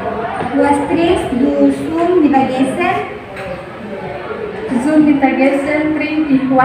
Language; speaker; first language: German; non-native, learner; Indonesian